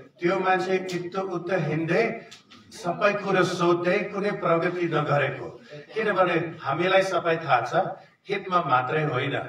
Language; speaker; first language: Nepali; non-native, fluent; Dutch